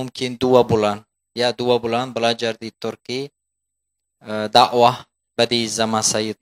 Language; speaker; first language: Indonesian; non-native, fluent; Turkish